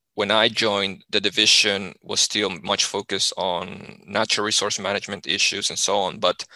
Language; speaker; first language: English; non-native, fluent; Spanish